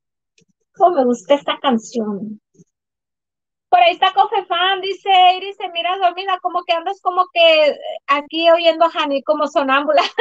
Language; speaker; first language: Spanish; native; Spanish